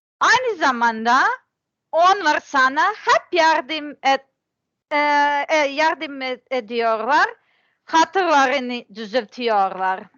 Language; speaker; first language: Turkish; non-native, learner; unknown